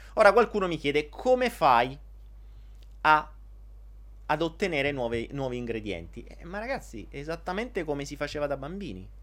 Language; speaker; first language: Italian; native; Italian